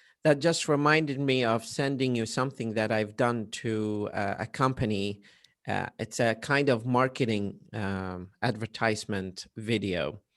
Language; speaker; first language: English; non-native, fluent; Arabic